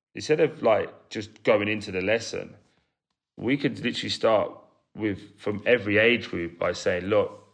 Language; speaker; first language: English; native; English